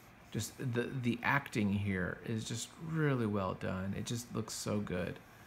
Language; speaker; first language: English; early bilingual, other home language; Spanish